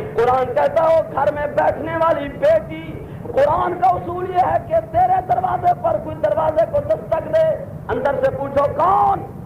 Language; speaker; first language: Urdu; non-native, local second language; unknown